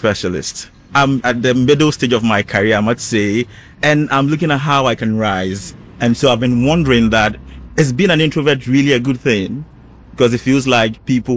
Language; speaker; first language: English; non-native, local second language; Ewe